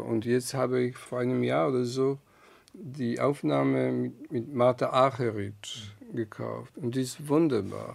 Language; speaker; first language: German; non-native, fluent; Polish